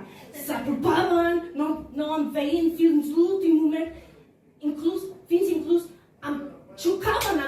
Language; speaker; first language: Catalan; non-native, fluent; English